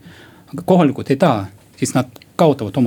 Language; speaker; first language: Estonian; non-native, local second language; Russian